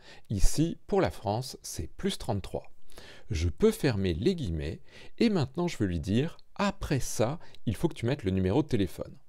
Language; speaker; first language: French; native; French